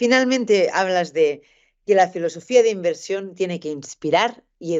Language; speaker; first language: Spanish; native; Spanish